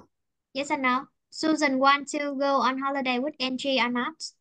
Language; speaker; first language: English; non-native, fluent; Vietnamese